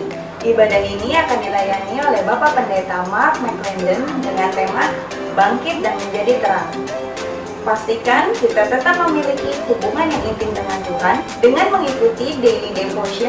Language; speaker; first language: Indonesian; native; Indonesian